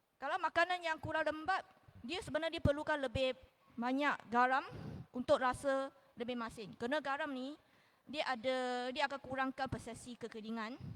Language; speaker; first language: Malay; non-native, local second language; Chinese